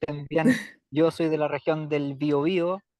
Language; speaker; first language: Spanish; native; Spanish